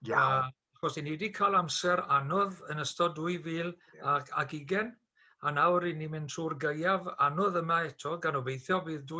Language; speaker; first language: Welsh; native; Welsh